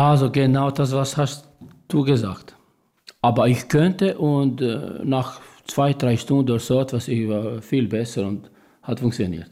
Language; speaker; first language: German; non-native, learner; Albanian